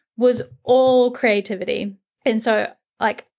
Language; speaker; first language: English; native; English